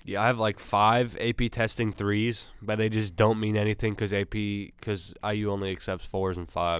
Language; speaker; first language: English; native; English